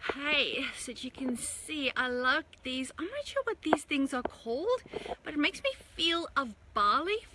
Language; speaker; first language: English; native; English